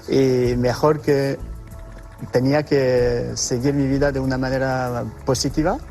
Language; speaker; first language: Spanish; non-native, fluent; French